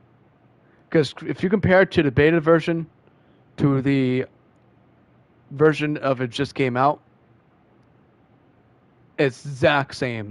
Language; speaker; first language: English; native; English